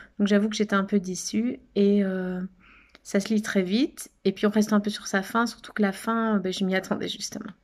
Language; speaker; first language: French; native; French